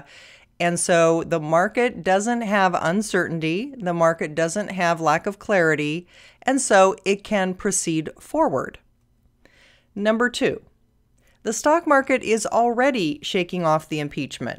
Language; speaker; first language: English; native; English